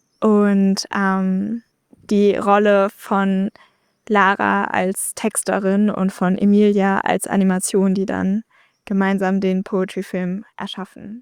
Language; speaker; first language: German; native; German